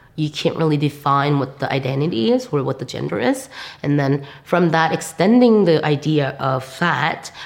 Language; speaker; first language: English; non-native, fluent; Korean